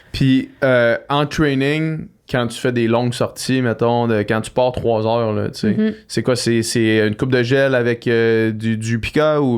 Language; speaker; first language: French; native; French